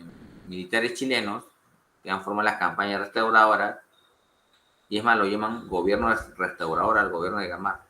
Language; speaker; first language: Spanish; native; Spanish